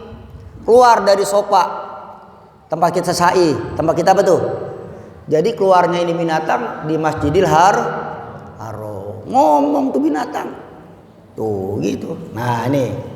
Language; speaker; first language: Malay; native; Malay